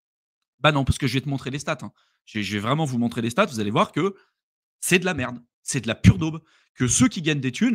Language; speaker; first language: French; native; French